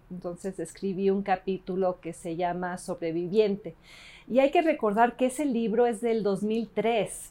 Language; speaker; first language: Spanish; early bilingual, other home language; English